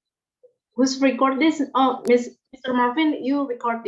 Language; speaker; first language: English; non-native, learner; Indonesian